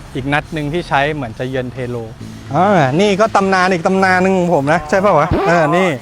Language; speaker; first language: Thai; native; Thai